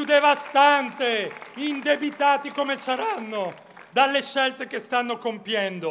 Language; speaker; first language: Italian; native; Italian